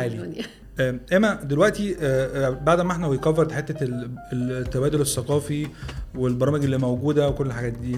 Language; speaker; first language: Arabic; native; Arabic